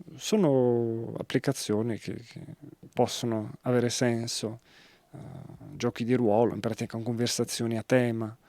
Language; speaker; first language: Italian; native; Italian